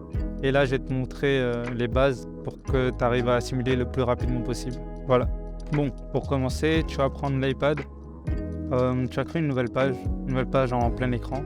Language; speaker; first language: French; native; French